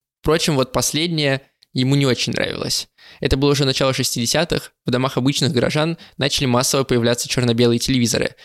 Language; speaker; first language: Russian; native; Russian